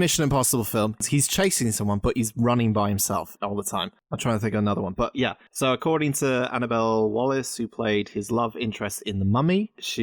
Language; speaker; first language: English; native; English